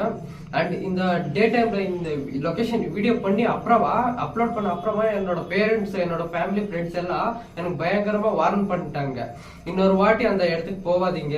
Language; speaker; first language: Tamil; non-native, local second language; Kannada